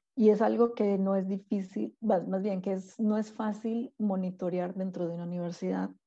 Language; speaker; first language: Spanish; native; Spanish